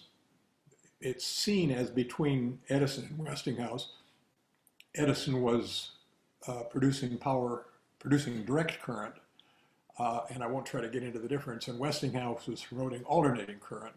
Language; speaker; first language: English; native; English